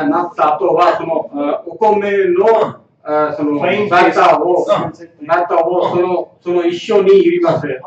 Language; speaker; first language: Japanese; non-native, learner; Tamil